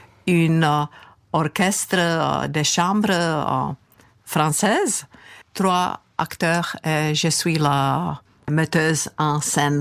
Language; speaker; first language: French; non-native, fluent; Czech